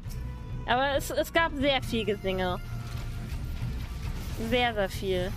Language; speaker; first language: German; native; German